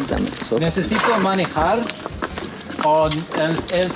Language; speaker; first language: Spanish; non-native, learner; English